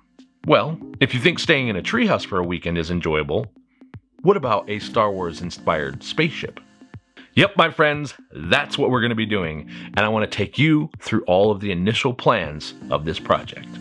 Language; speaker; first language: English; native; English